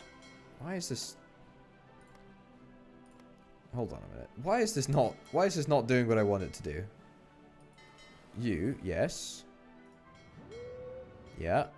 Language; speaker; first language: English; native; English